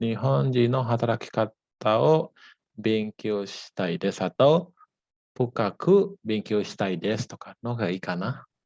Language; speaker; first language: Japanese; non-native, fluent; Indonesian